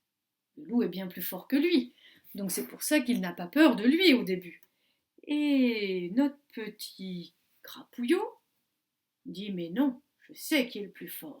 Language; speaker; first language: French; native; French